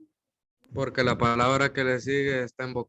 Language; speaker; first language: Spanish; native; Spanish